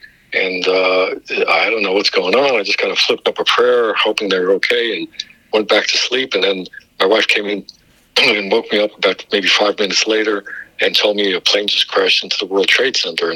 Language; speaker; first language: English; native; English